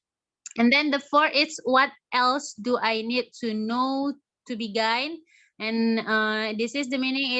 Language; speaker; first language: English; non-native, learner; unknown